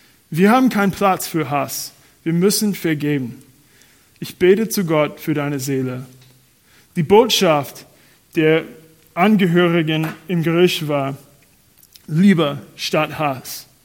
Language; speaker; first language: German; non-native, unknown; English